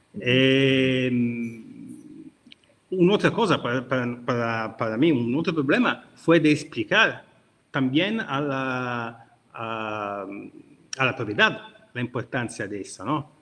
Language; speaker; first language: Spanish; non-native, learner; Italian